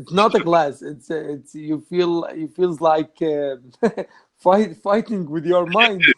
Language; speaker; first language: English; non-native, learner; Arabic